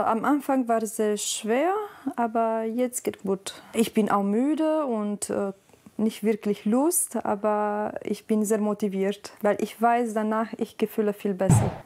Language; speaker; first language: German; non-native, learner; Romanian